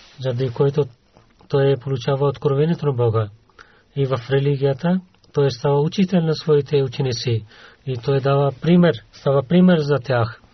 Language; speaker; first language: Bulgarian; non-native, learner; Urdu